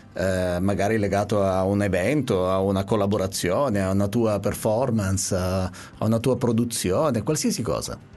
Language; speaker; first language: Italian; native; Italian